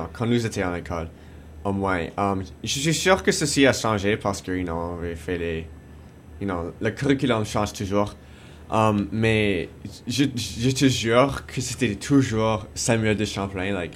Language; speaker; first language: French; non-native, fluent; English